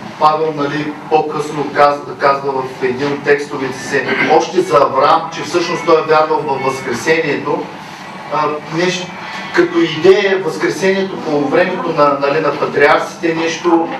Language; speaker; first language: Bulgarian; native; Bulgarian